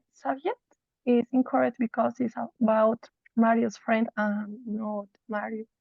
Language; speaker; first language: English; non-native, learner; Spanish